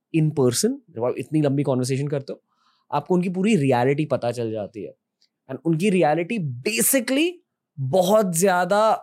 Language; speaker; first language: Hindi; native; Hindi